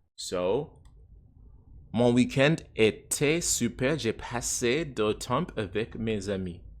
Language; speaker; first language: French; non-native, learner; English